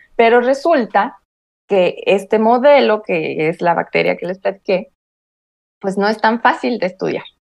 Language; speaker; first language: Spanish; native; Spanish